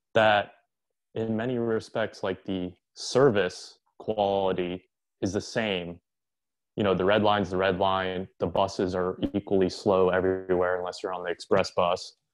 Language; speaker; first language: English; native; English